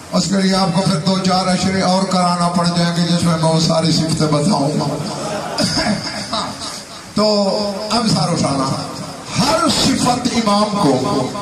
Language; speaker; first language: Urdu; non-native, local second language; Saraiki